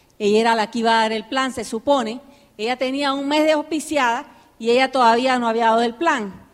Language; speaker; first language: Spanish; early bilingual, heritage; Spanish